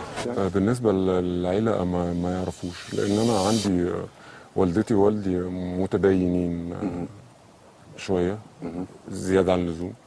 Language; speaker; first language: Arabic; native; Arabic